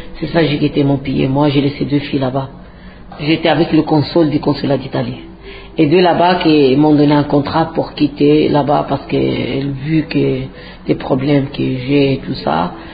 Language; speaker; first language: French; non-native, local second language; Arabic